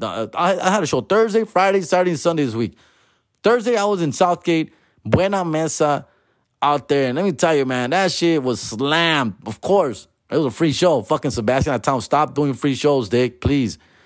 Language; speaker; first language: English; early bilingual, other home language; Spanish